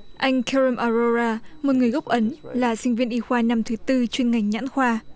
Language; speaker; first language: Vietnamese; native; Vietnamese